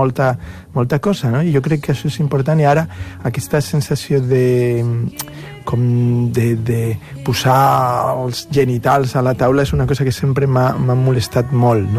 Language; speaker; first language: Catalan; non-native, fluent; Spanish